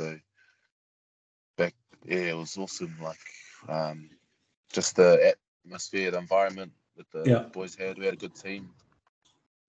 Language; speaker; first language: English; native; English